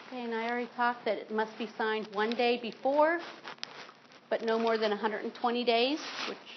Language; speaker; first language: English; native; English